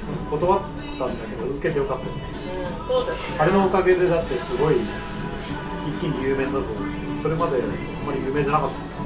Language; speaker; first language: Japanese; native; Japanese